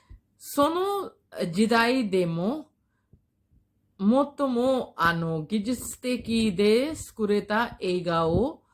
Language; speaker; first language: Japanese; non-native, fluent; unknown